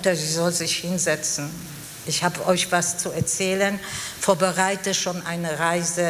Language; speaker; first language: German; non-native, fluent; Polish